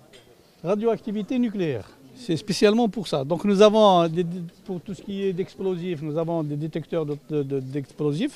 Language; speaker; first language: French; non-native, local second language; Arabic